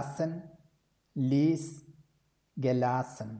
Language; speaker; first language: German; non-native, fluent; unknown